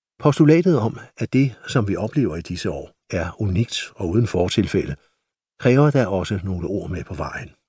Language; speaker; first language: Danish; native; Danish